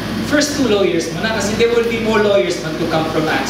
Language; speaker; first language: English; non-native, local second language; Cebuano